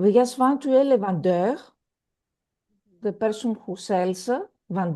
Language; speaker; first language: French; non-native, fluent; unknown